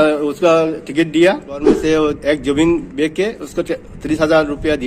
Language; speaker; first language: Hindi; non-native, learner; Bangla